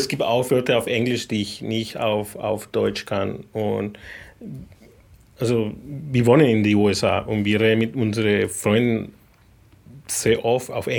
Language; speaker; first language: German; non-native, fluent; Spanish